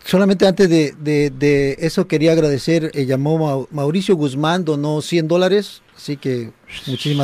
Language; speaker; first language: Spanish; native; Spanish